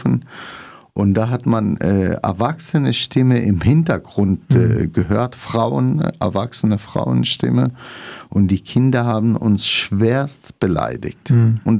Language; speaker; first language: German; non-native, fluent; Arabic